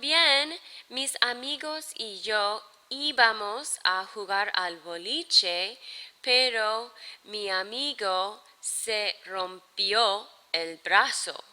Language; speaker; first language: Spanish; non-native, fluent; English